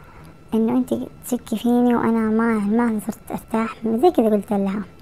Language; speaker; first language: Arabic; native; Arabic